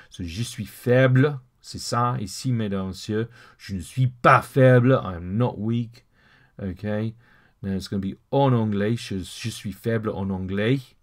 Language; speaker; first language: French; non-native, fluent; English